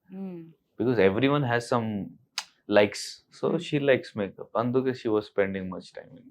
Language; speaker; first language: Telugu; non-native, learner; Hindi